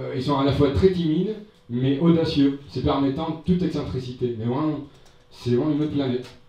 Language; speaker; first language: French; non-native, fluent; Spanish